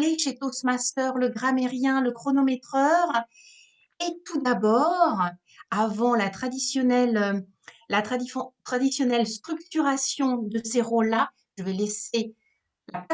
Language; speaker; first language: French; native; French